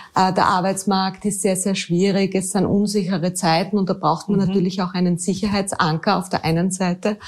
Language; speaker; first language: German; native; German